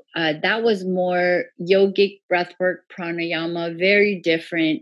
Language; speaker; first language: English; early bilingual, other home language; Persian